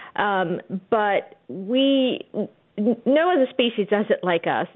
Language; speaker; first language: English; early bilingual, other home language; Urdu